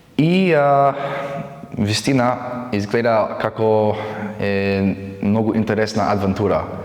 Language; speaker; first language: Macedonian; non-native, learner; English